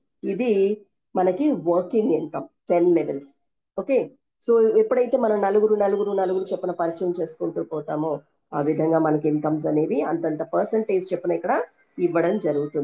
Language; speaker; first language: Telugu; native; Telugu